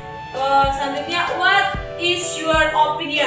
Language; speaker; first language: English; non-native, learner; Indonesian